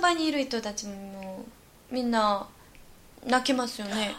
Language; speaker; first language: Japanese; non-native, fluent; Korean